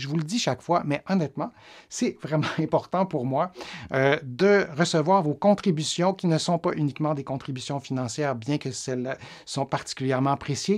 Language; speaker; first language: French; native; French